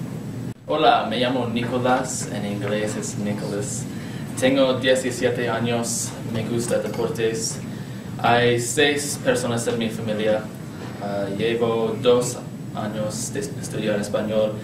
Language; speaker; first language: Spanish; non-native, learner; English